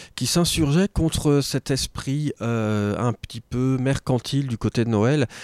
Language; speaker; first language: French; native; French